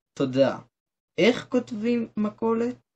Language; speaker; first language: Hebrew; non-native, learner; Turkish